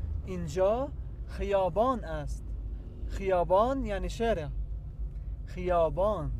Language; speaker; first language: Persian; non-native, learner; Arabic